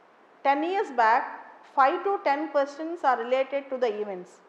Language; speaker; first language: English; non-native, local second language; Telugu